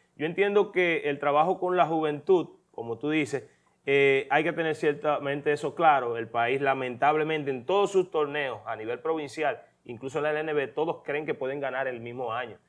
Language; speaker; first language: Spanish; native; Spanish